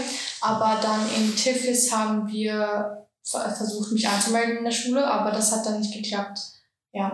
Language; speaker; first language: German; early bilingual, other home language; Georgian